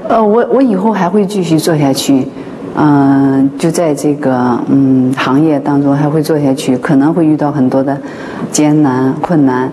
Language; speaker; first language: Chinese; native; Chinese